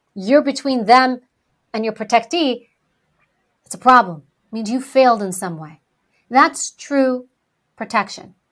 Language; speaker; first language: English; early bilingual, other home language; Greek